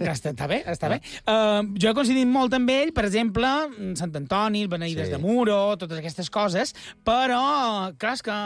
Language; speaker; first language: Catalan; native; Catalan